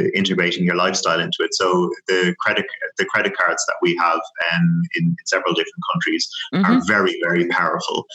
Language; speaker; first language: English; native; English